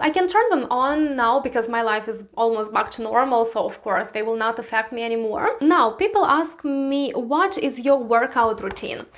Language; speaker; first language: English; non-native, fluent; Romanian